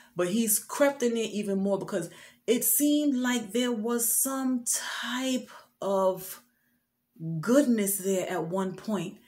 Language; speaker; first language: English; native; English